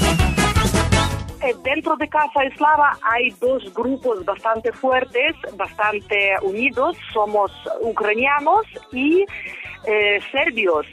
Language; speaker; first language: Spanish; non-native, fluent; Ukrainian